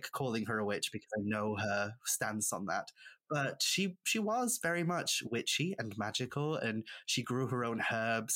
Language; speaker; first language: English; non-native, local second language; Welsh